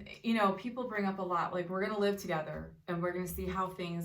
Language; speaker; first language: English; native; English